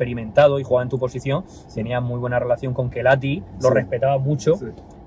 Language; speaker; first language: Spanish; native; Spanish